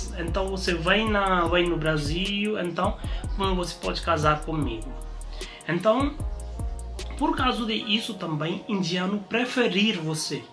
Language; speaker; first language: Portuguese; non-native, learner; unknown